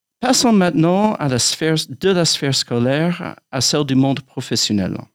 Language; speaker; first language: French; non-native, fluent; English